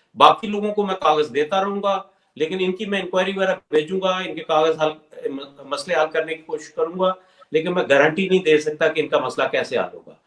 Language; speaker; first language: Urdu; non-native, local second language; Punjabi